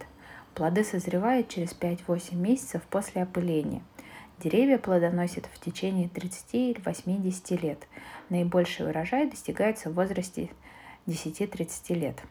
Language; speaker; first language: Russian; native; Russian